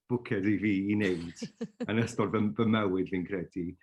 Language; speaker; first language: Welsh; non-native, fluent; English